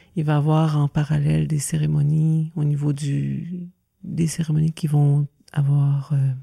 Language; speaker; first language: French; native; French